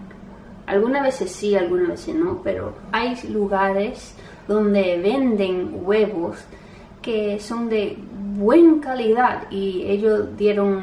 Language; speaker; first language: Spanish; early bilingual, heritage; Spanish